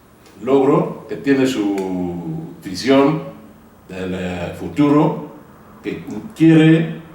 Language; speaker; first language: Spanish; non-native, fluent; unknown